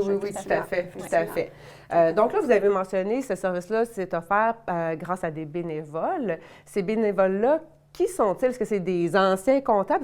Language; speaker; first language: French; native; French